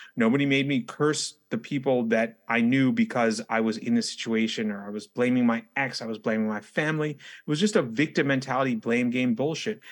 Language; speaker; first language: English; native; English